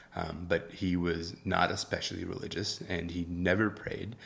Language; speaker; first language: English; early bilingual, other home language; Arabic